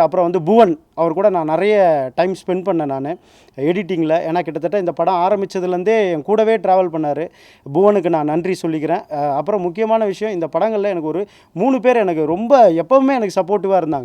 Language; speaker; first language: Tamil; native; Tamil